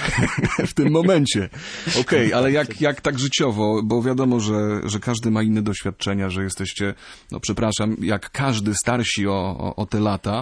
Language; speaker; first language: Polish; native; Polish